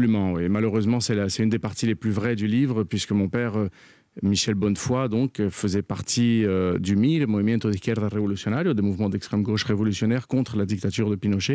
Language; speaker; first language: French; early bilingual, heritage; Spanish